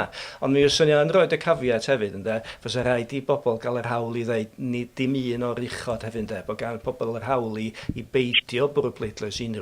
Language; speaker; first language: Welsh; native; Welsh